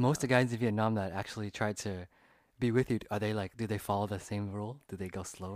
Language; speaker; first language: English; early bilingual, other home language; Vietnamese